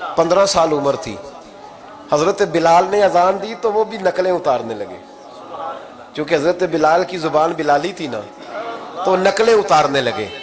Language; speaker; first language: Urdu; non-native, local second language; Punjabi